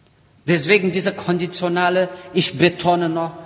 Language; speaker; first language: German; non-native, learner; Portuguese